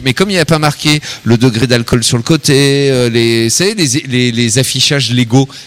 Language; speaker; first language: French; native; French